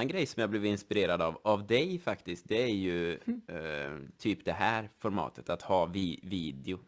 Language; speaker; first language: Swedish; native; Swedish